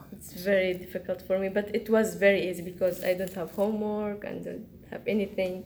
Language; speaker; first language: English; non-native, learner; Arabic